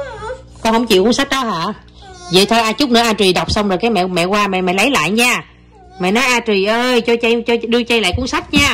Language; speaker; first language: Vietnamese; native; Vietnamese